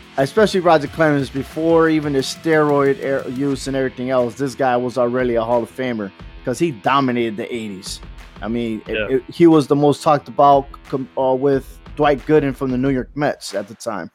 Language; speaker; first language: English; native; English